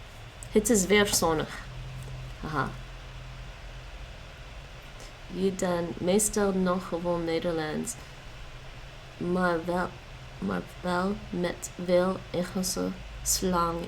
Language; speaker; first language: Dutch; non-native, learner; English